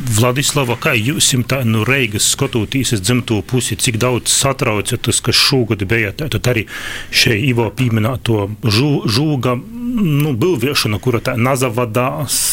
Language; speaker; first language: Latvian; native; Latvian